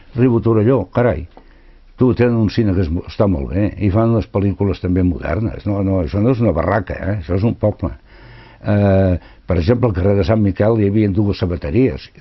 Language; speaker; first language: Catalan; non-native, local second language; Spanish